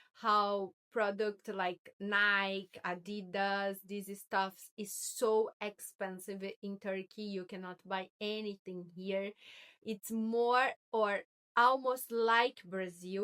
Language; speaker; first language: English; non-native, learner; Portuguese